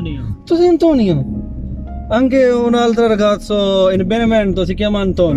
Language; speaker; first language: Italian; non-native, learner; Punjabi